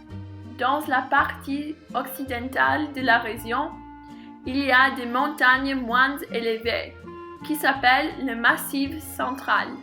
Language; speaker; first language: French; non-native, learner; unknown